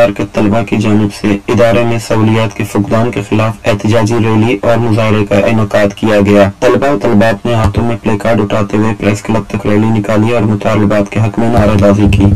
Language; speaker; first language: Urdu; non-native, local second language; Baluchi